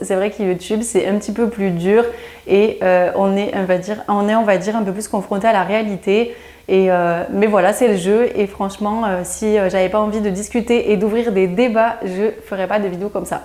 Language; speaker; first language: French; native; French